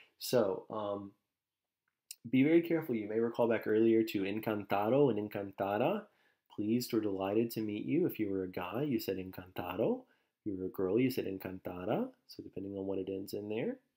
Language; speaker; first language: English; native; English